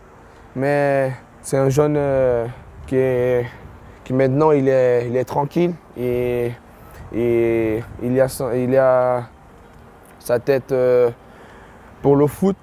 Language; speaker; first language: French; non-native, fluent; Portuguese